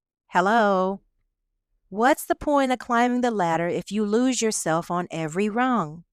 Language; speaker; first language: English; native; English